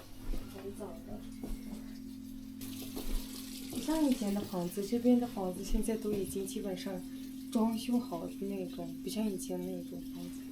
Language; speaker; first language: Chinese; non-native, local second language; Tuvinian